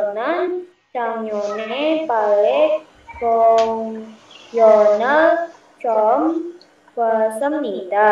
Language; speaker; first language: Korean; non-native, learner; Indonesian